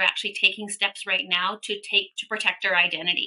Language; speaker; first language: English; native; English